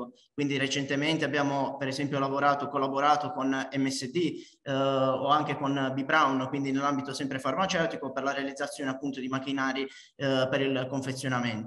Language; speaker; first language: Italian; native; Italian